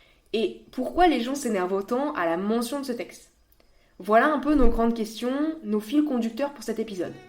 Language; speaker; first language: French; native; French